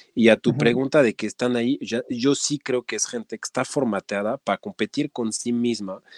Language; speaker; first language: Spanish; non-native, fluent; French